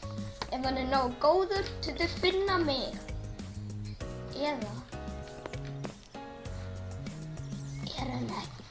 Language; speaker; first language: Icelandic; non-native, learner; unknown